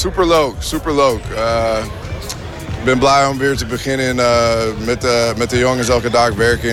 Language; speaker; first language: Dutch; non-native, learner; English